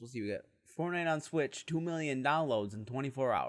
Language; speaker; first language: English; native; English